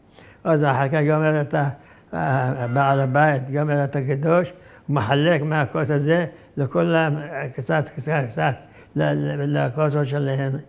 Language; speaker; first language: Hebrew; non-native, fluent; Arabic